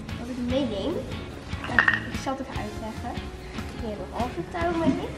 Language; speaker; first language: Dutch; native; Dutch